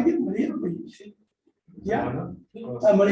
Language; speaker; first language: German; non-native, learner; Urdu